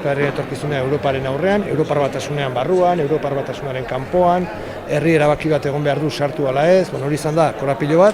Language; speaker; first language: Basque; native; Basque